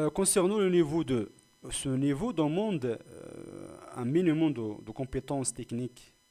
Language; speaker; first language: French; non-native, local second language; Arabic